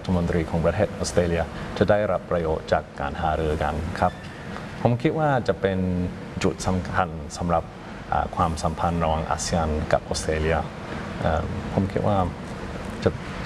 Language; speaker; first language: Thai; non-native, fluent; English